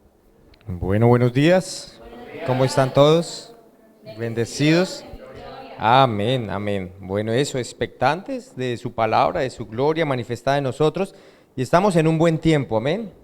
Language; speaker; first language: Spanish; native; Spanish